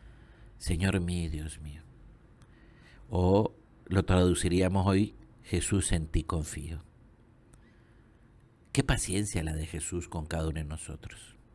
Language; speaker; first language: Spanish; native; Spanish